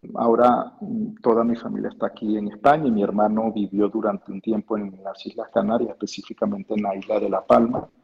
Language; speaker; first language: Spanish; native; Spanish